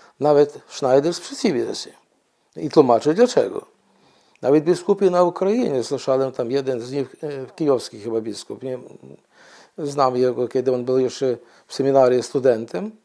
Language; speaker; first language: Polish; non-native, fluent; Ukrainian